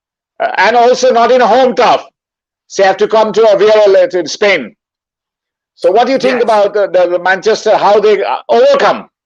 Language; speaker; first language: English; non-native, local second language; Bangla